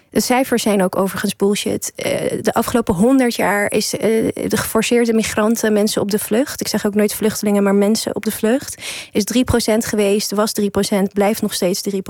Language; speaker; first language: Dutch; early bilingual, other home language; Persian